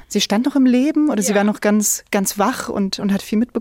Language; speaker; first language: German; native; German